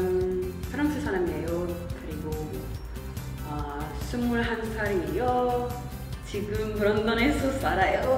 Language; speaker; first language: Korean; non-native, learner; French